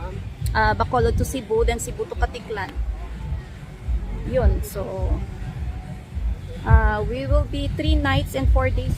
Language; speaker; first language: Filipino; non-native, local second language; Hiligaynon